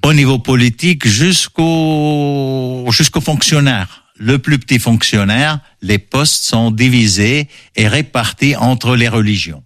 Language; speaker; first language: French; non-native, local second language; Arabic